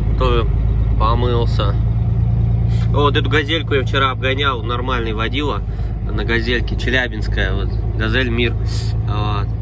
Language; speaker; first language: Russian; native; Russian